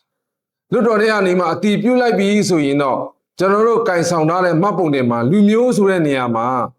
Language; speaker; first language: Burmese; non-native, local second language; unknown